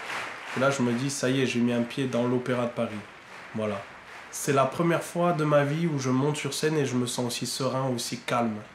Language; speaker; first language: French; native; French